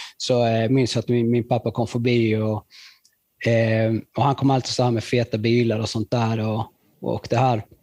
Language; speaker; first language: Swedish; early bilingual, other home language; Spanish